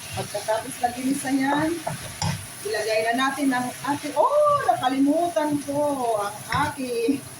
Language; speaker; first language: Filipino; native; Filipino